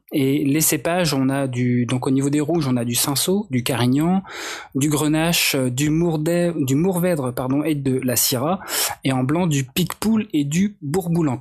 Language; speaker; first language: French; native; French